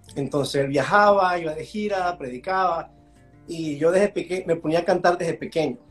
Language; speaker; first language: Spanish; early bilingual, heritage; Spanish